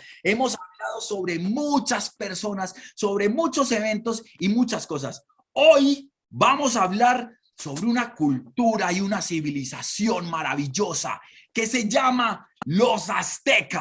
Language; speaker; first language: Spanish; native; Spanish